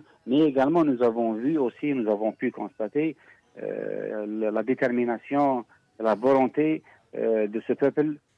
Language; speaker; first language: French; non-native, local second language; Arabic